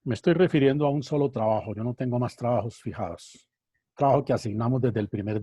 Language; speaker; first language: Spanish; native; Spanish